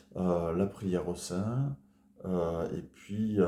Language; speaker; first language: French; native; French